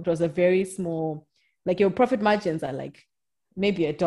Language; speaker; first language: English; non-native, local second language; Shona